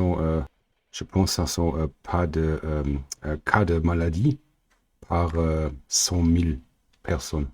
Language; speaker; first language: French; non-native, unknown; German